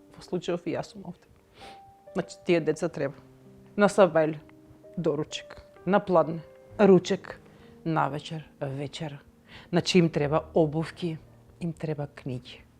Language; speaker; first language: Macedonian; native; Macedonian